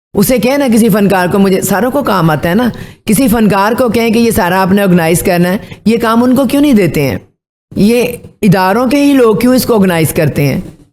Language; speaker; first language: Urdu; non-native, local second language; Punjabi